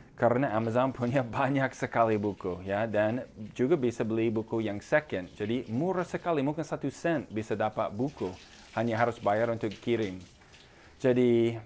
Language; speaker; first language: Indonesian; non-native, fluent; English